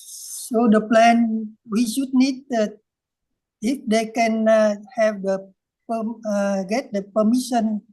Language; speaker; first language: English; non-native, learner; Vietnamese